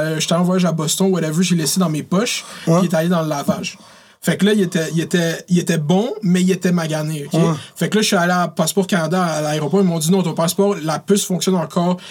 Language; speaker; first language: French; early bilingual, other home language; Arabic